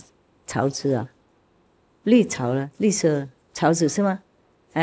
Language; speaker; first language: Chinese; non-native, fluent; Vietnamese